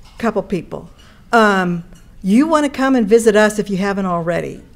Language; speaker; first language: English; native; English